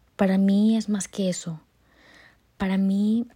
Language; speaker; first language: Spanish; early bilingual, heritage; Spanish